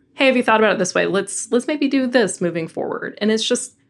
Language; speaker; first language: English; native; English